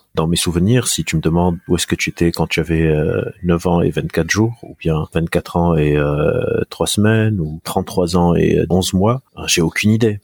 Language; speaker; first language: French; non-native, local second language; Arabic